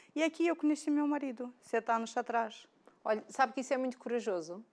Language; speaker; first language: Portuguese; non-native, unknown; Romanian